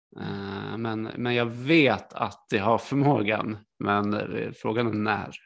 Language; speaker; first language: Swedish; native; Swedish